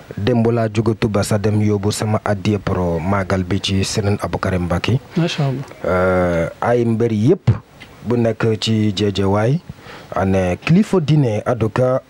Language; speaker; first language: Wolof; non-native, learner; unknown